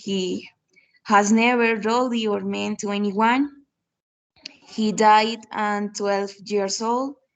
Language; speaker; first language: English; non-native, learner; Spanish